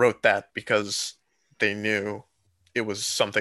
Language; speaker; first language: English; native; English